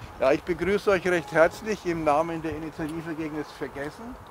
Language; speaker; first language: German; native; German